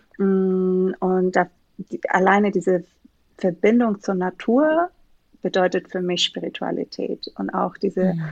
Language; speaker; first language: German; non-native, fluent; Greek